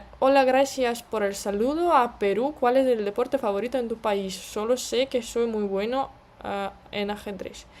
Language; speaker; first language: Spanish; non-native, fluent; Russian